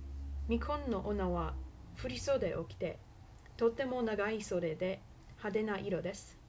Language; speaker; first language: Japanese; non-native, learner; English